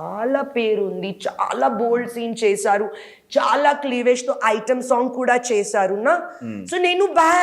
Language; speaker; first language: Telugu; non-native, local second language; Hindi